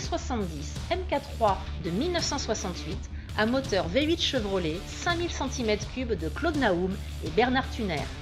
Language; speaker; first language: French; native; French